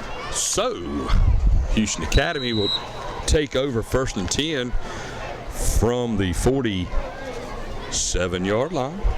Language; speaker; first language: English; native; English